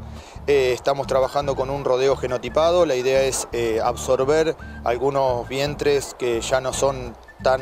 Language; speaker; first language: Spanish; native; Spanish